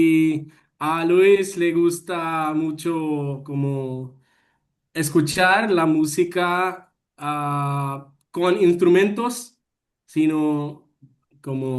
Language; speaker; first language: Spanish; non-native, learner; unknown